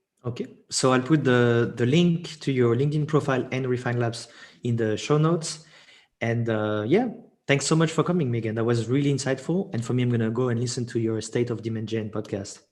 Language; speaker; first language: English; non-native, fluent; French